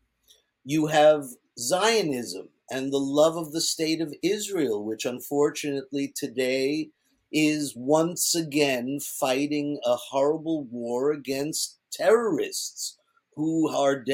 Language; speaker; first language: English; early bilingual, other home language; Yiddish